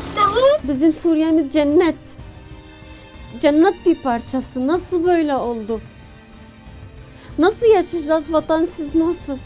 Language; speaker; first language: Turkish; non-native, learner; Arabic